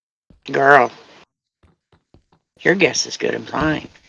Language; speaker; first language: English; native; English